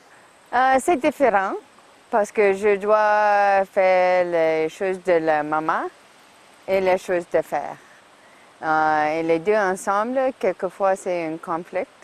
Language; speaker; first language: French; non-native, learner; English